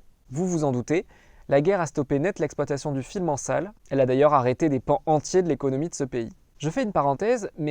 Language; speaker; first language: French; native; French